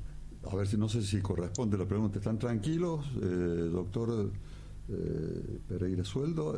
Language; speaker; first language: Spanish; native; Spanish